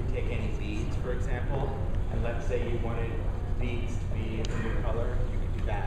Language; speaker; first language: English; native; English